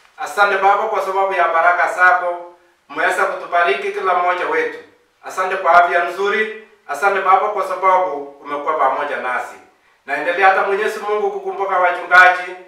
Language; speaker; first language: Swahili; non-native, local second language; Kalenjin